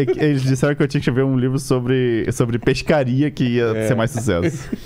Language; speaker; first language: Portuguese; native; Portuguese